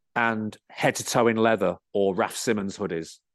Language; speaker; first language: English; native; English